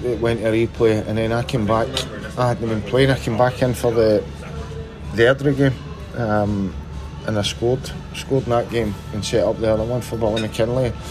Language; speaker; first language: English; native; English